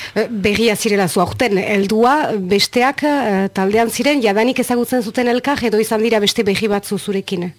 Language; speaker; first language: Basque; native; Basque